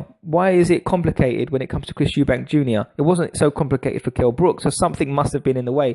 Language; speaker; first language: English; native; English